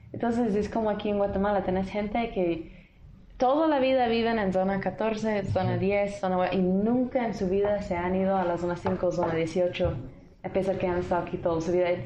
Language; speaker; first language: Spanish; non-native, fluent; English